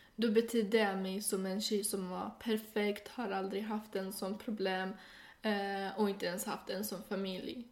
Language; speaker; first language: Swedish; non-native, fluent; Persian